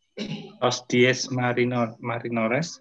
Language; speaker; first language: Spanish; non-native, learner; Indonesian